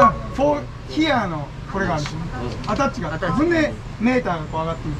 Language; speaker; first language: Japanese; native; Japanese